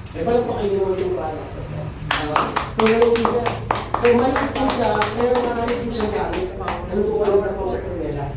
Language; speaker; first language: Filipino; native; Filipino